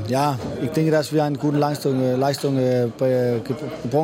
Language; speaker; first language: German; non-native, fluent; Danish